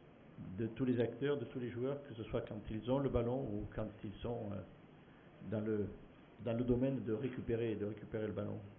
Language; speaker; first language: French; native; French